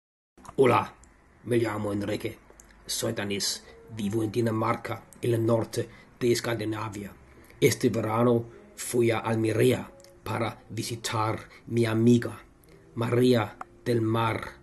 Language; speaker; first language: Spanish; non-native, learner; Danish